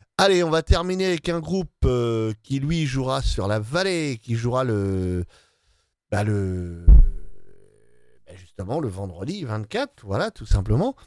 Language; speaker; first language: French; native; French